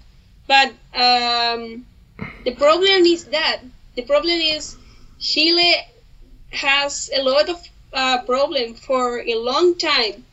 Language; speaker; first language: English; non-native, learner; Spanish